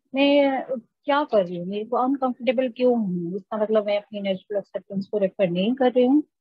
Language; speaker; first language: Hindi; native; Hindi